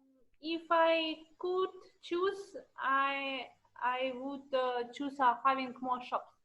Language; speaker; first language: English; non-native, learner; Russian